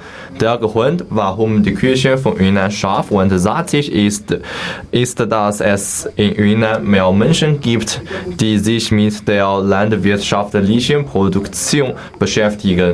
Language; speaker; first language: German; non-native, learner; Chinese